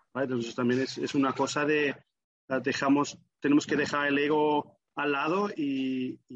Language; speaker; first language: Spanish; non-native, fluent; German